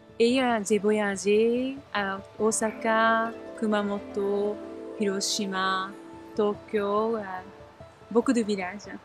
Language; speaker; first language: French; non-native, learner; Japanese